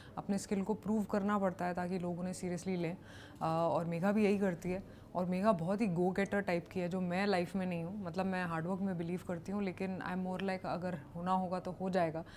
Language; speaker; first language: Hindi; native; Hindi